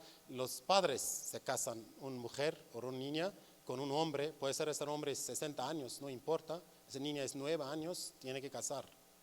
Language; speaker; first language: Spanish; non-native, learner; Kurdish